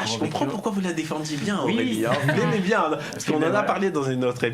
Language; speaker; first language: French; native; French